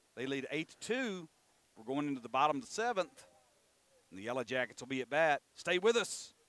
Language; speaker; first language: English; native; English